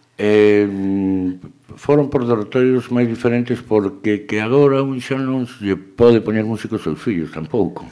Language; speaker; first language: Galician; native; Galician